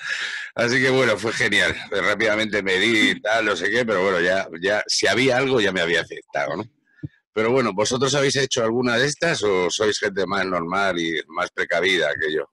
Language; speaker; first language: Spanish; native; Spanish